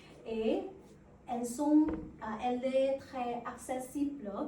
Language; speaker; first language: French; non-native, learner; Vietnamese